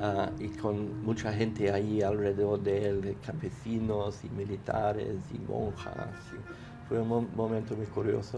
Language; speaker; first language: Spanish; non-native, fluent; English